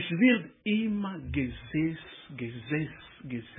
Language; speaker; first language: German; non-native, learner; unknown